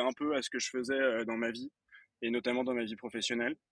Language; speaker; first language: French; native; French